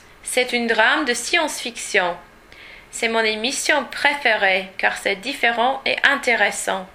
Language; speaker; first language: French; non-native, learner; English